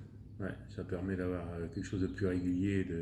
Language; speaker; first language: French; native; French